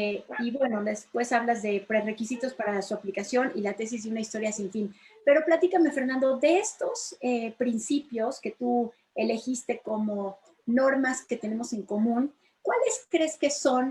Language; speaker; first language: Spanish; native; Spanish